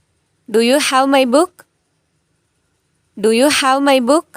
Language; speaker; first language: English; non-native, local second language; Tamil